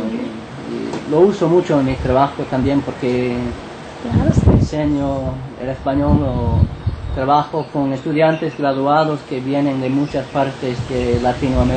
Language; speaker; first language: Spanish; non-native, fluent; English